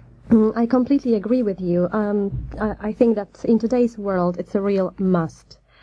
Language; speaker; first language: English; non-native, fluent; Polish